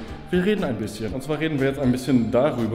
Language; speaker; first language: German; native; German